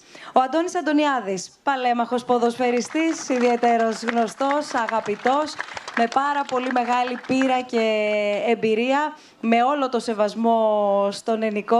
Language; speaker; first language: Greek; native; Greek